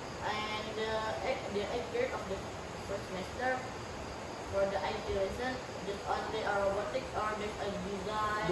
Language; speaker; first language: English; non-native, learner; Indonesian